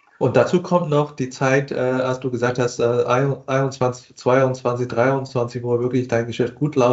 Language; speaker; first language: German; non-native, fluent; Chinese